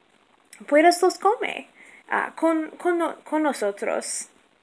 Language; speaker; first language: Spanish; non-native, learner; English